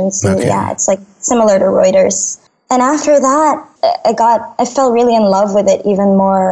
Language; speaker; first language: English; non-native, local second language; Filipino